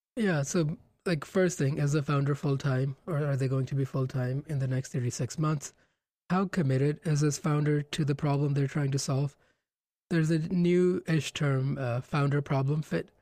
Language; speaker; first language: English; non-native, local second language; Hindi